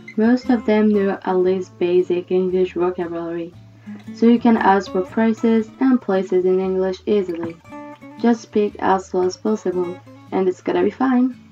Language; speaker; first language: English; non-native, fluent; French